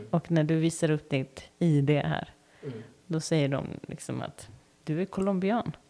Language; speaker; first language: Swedish; native; Swedish